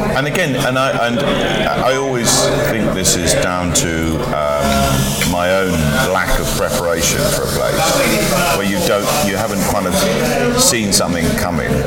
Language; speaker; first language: English; native; English